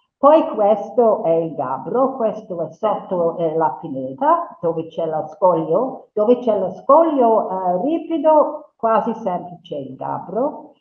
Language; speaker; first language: Italian; non-native, fluent; English